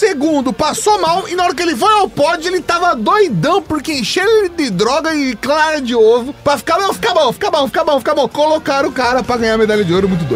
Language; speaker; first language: Portuguese; native; Portuguese